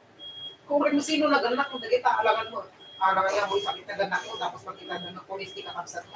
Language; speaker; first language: Filipino; native; Filipino